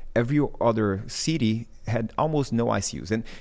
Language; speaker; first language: English; non-native, fluent; Portuguese